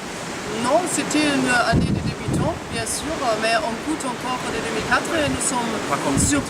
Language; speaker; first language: French; non-native, fluent; German